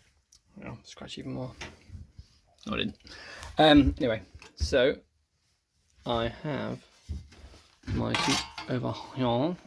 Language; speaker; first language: English; native; English